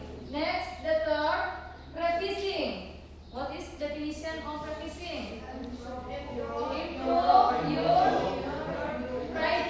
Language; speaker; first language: English; non-native, learner; Indonesian